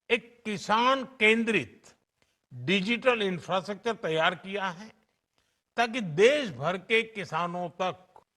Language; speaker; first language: Hindi; non-native, local second language; Gujarati